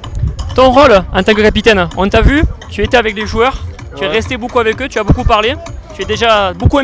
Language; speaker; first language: French; native; French